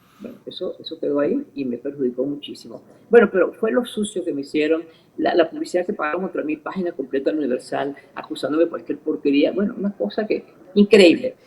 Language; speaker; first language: Spanish; early bilingual, other home language; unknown